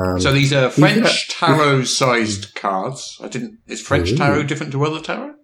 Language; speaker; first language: English; native; English